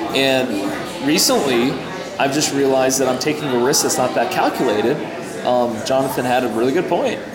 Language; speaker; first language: English; native; English